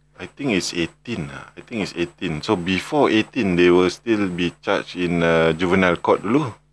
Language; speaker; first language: English; non-native, local second language; Malay